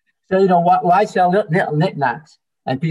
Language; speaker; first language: English; native; English